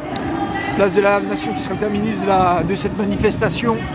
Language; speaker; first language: French; native; French